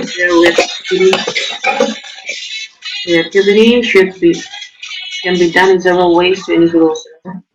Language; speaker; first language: English; non-native, fluent; Indonesian